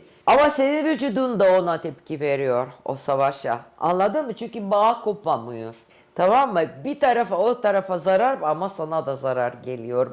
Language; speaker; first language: Turkish; non-native, fluent; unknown